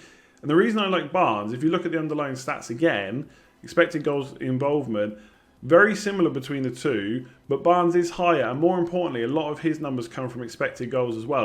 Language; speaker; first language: English; native; English